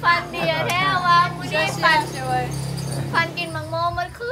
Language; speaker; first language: Chinese; non-native, learner; Lao